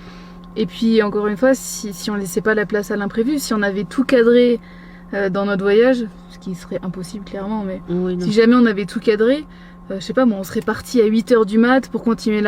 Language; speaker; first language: French; native; French